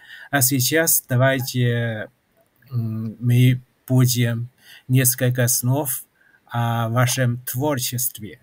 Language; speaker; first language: Russian; non-native, fluent; Chinese